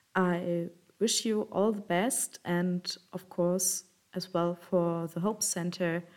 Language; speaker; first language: English; non-native, fluent; German